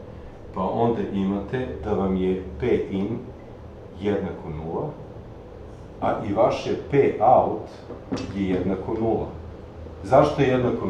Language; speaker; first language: Serbian; native; Serbian